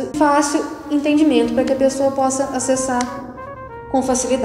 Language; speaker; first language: Portuguese; native; Portuguese